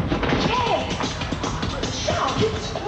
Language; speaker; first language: French; native; French